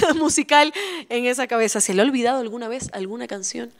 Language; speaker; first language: Spanish; native; Spanish